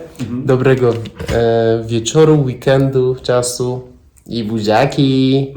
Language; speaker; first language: Polish; non-native, fluent; Persian